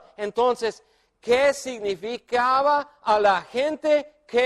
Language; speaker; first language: Spanish; non-native, fluent; English